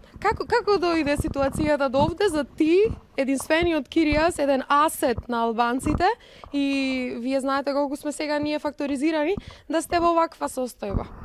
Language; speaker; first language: Macedonian; non-native, local second language; Albanian